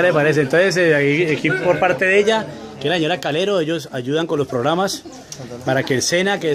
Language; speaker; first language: Spanish; native; Spanish